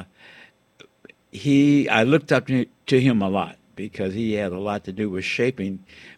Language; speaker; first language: English; native; English